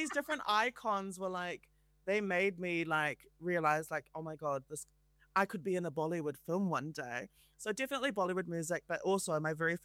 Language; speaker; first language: English; native; English